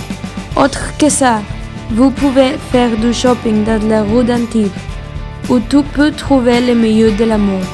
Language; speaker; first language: French; non-native, learner; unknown